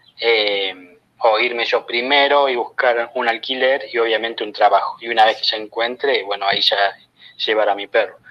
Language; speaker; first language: Spanish; native; Spanish